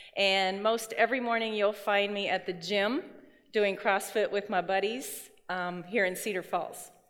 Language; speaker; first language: English; native; English